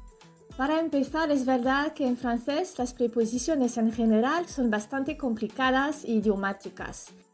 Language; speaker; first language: Spanish; non-native, fluent; French